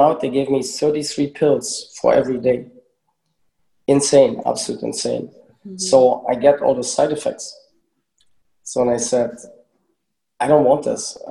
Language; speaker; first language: English; early bilingual, other home language; German